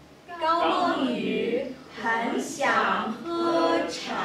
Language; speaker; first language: Chinese; non-native, learner; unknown